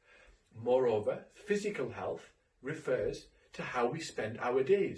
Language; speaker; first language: English; native; English